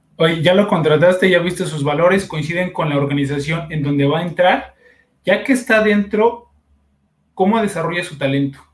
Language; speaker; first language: Spanish; native; Spanish